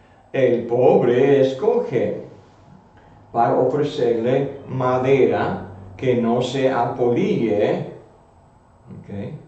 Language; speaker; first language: Spanish; non-native, fluent; English